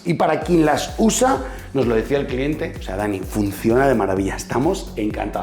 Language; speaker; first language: Spanish; native; Spanish